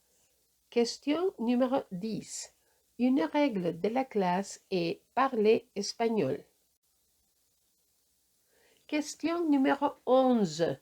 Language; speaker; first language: French; non-native, fluent; Spanish